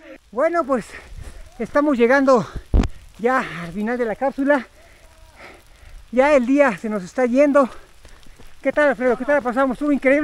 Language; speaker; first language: Spanish; native; Spanish